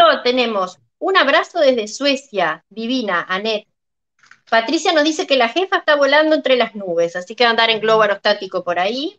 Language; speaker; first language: Spanish; native; Spanish